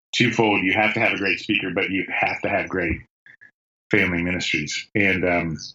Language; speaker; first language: English; native; English